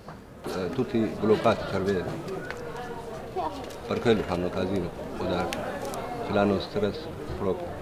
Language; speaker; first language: Italian; non-native, learner; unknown